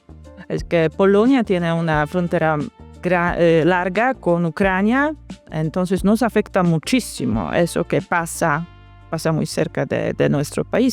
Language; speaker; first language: Spanish; non-native, fluent; Polish